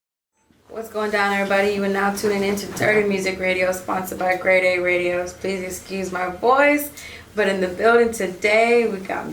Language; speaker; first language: English; native; English